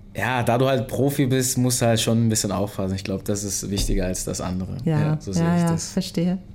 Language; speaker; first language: German; early bilingual, other home language; Lingala